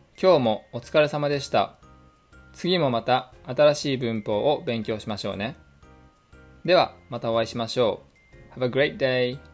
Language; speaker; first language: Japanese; native; Japanese